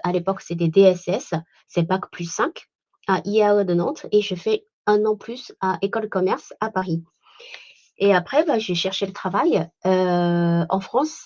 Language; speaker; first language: French; non-native, fluent; Chinese